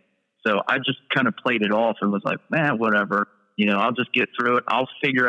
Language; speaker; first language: English; native; English